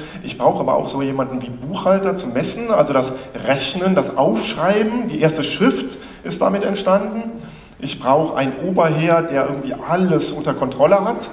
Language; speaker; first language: German; native; German